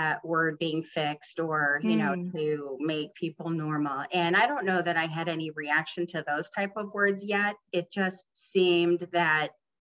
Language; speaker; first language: English; native; English